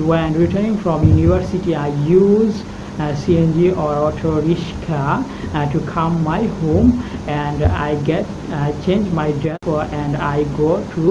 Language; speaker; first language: English; non-native, learner; Bangla